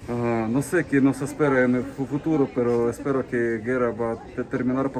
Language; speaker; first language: Spanish; non-native, learner; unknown